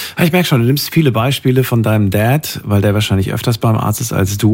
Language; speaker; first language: German; native; German